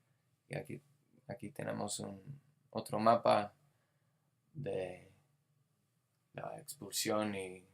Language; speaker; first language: Spanish; non-native, fluent; English